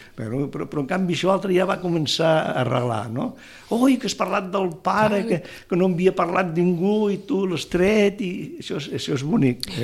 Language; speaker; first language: Catalan; native; Catalan